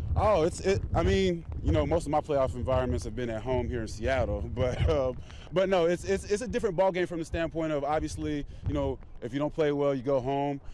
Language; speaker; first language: English; native; English